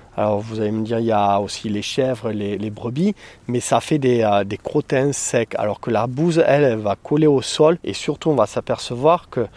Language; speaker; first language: French; native; French